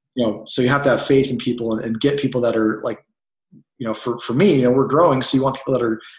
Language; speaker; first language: English; native; English